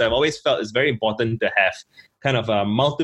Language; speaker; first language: English; native; English